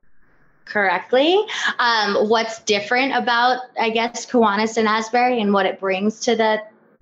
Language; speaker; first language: English; native; English